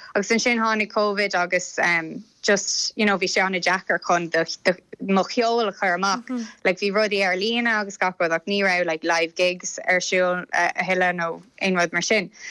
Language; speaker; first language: Irish; non-native, local second language; English